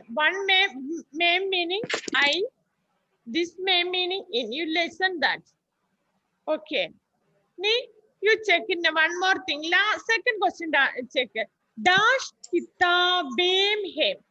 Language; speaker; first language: English; non-native, local second language; Malayalam